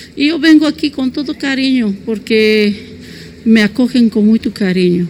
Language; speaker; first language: Portuguese; non-native, fluent; Spanish